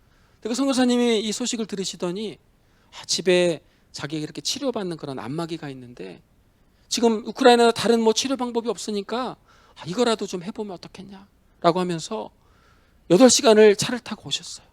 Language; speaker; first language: Korean; native; Korean